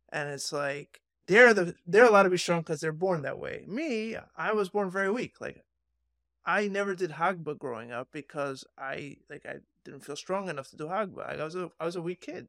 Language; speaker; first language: English; native; English